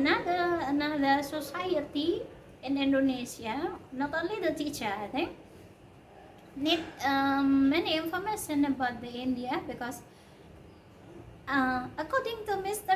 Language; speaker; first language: English; non-native, learner; Indonesian